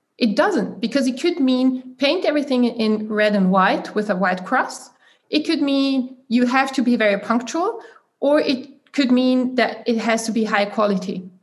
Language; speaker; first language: English; non-native, fluent; German